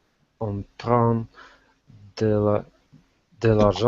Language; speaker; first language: French; non-native, learner; Russian